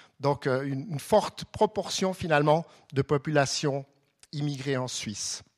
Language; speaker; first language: French; non-native, local second language; German